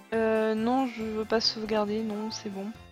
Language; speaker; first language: French; native; French